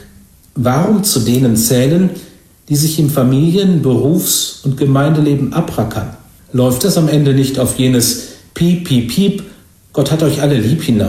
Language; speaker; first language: German; native; German